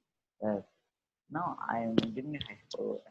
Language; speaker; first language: English; non-native, learner; Indonesian